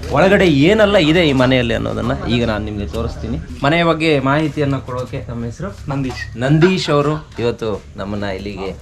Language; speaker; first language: Kannada; native; Kannada